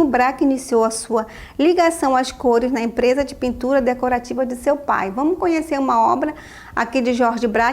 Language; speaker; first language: Portuguese; native; Portuguese